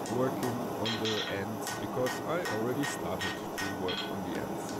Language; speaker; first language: English; non-native, fluent; German